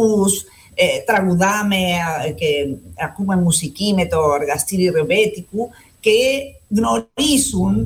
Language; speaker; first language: Greek; non-native, fluent; Spanish